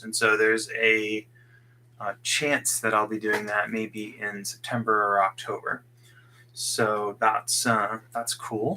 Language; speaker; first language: English; native; English